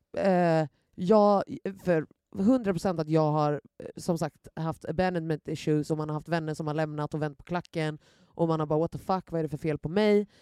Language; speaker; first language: Swedish; native; Swedish